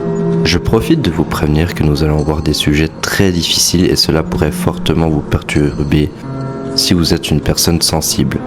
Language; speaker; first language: French; native; French